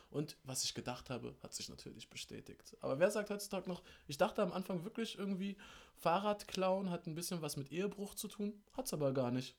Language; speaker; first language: German; native; German